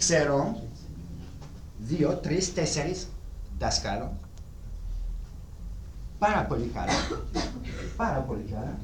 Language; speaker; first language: Greek; non-native, learner; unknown